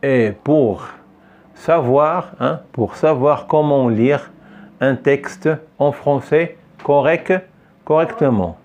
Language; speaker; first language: French; non-native, fluent; Arabic